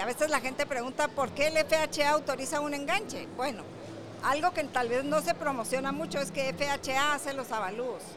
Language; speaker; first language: Spanish; native; Spanish